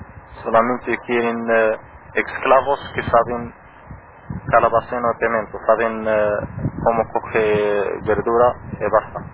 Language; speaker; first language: Spanish; non-native, learner; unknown